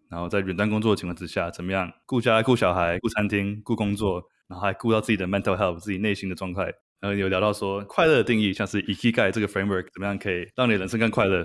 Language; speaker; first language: Chinese; native; Chinese